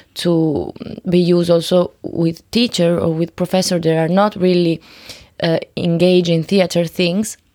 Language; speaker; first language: English; non-native, learner; Italian